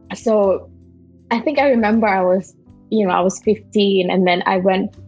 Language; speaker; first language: English; non-native, fluent; Malay